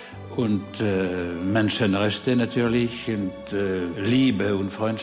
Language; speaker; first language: German; non-native, fluent; French